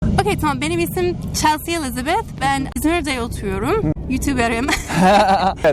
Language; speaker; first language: Turkish; non-native, learner; English